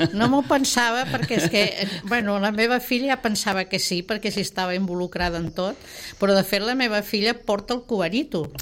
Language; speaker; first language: Catalan; native; Catalan